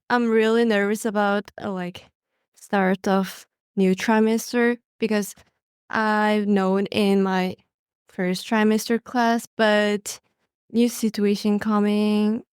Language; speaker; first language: English; non-native, learner; Mongolian